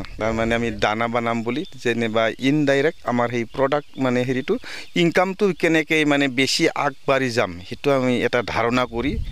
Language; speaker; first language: Assamese; non-native, local second language; Bodo